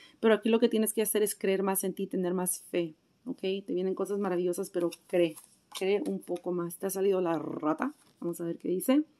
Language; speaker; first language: Spanish; early bilingual, heritage; Spanish